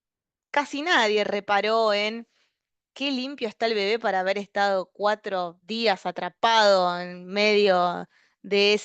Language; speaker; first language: Spanish; native; Spanish